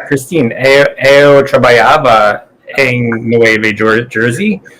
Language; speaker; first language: Portuguese; non-native, learner; English